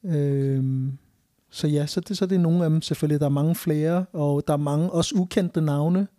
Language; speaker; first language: Danish; early bilingual, other home language; Thai